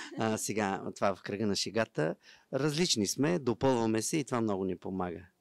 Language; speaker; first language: Bulgarian; native; Bulgarian